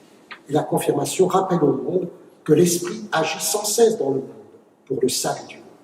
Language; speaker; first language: French; native; French